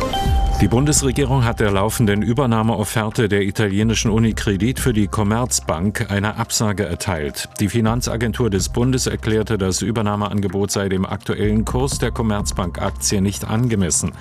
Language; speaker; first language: German; native; German